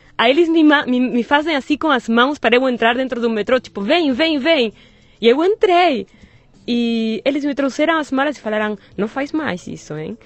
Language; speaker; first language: Portuguese; non-native, fluent; Spanish